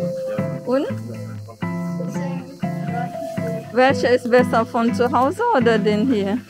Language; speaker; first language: German; non-native, fluent; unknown